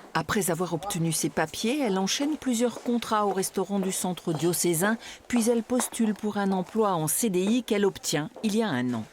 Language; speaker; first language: French; native; French